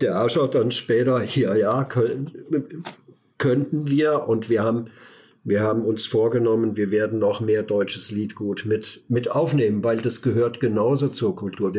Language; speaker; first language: German; native; German